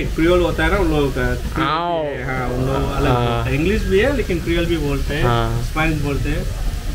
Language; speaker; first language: Hindi; non-native, local second language; Tamil